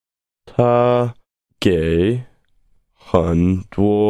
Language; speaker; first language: Chinese; non-native, learner; English